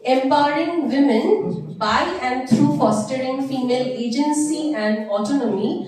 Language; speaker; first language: English; non-native, local second language; Bangla